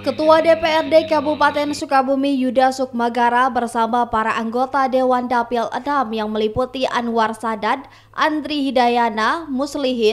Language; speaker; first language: Indonesian; native; Indonesian